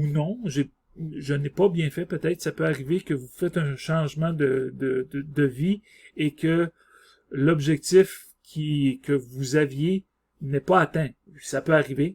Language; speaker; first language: French; native; French